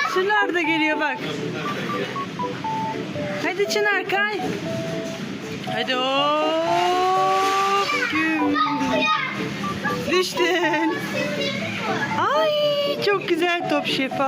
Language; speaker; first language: Turkish; native; Turkish